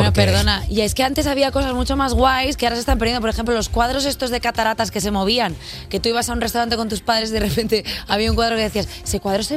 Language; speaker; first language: Spanish; native; Spanish